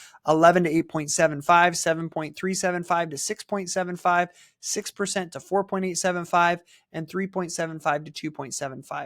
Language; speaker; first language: English; native; English